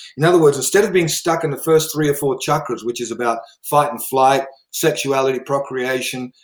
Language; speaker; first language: English; native; English